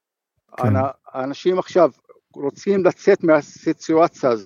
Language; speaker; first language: Hebrew; non-native, fluent; Arabic